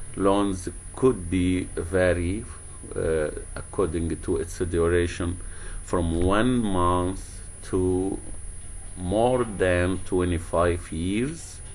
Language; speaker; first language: English; non-native, fluent; Arabic